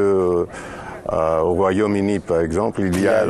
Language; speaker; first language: French; non-native, fluent; Greek